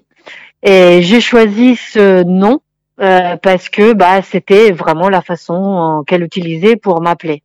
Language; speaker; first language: French; non-native, fluent; Italian